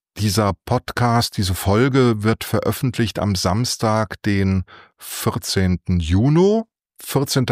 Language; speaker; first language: German; native; German